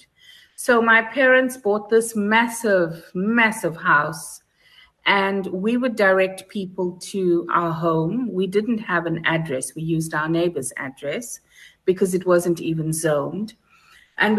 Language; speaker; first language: English; native; English